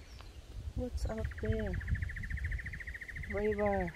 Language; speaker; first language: English; non-native, learner; Filipino